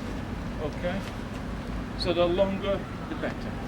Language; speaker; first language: English; native; English